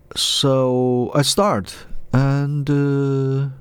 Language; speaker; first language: English; non-native, learner; Chinese